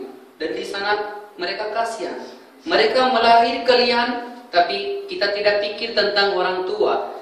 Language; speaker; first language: Indonesian; non-native, fluent; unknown